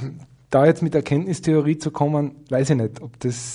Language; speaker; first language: German; native; German